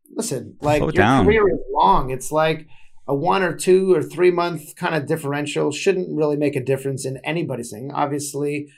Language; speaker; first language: English; native; English